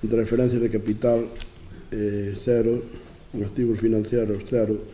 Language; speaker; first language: Spanish; non-native, local second language; Galician